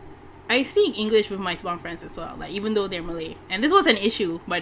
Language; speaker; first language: English; non-native, local second language; Malay